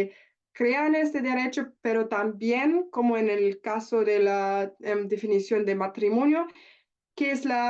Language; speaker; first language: Spanish; non-native, learner; German